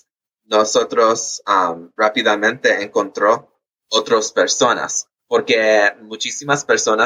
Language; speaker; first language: Spanish; early bilingual, heritage; English